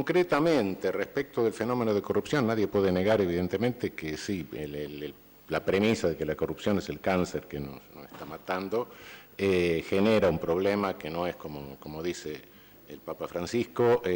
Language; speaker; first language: Spanish; native; Spanish